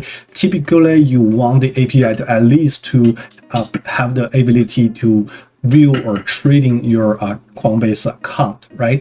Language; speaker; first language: English; non-native, fluent; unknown